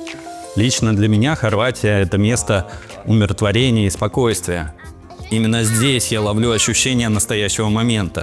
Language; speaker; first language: Russian; native; Russian